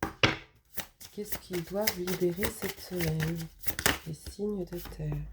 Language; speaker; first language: French; native; French